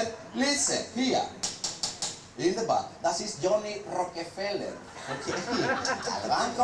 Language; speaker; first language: English; non-native, learner; Spanish